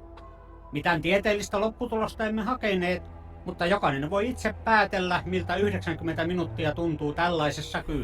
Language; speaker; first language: Finnish; native; Finnish